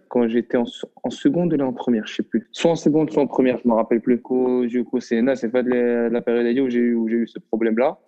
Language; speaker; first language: French; non-native, local second language; Arabic